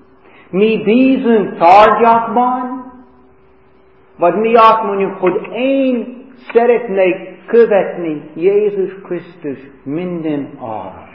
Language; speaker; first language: Hungarian; non-native, fluent; English